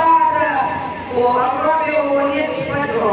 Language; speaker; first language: Arabic; non-native, learner; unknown